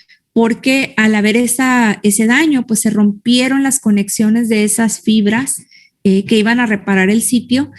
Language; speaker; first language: Spanish; native; Spanish